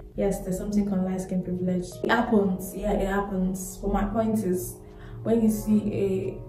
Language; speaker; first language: English; non-native, local second language; Yoruba